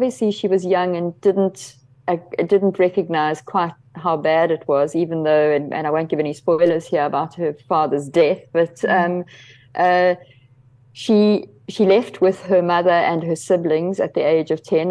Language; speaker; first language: English; native; English